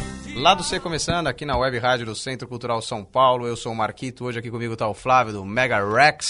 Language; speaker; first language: Portuguese; native; Portuguese